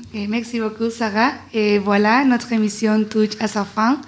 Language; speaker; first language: French; non-native, fluent; Spanish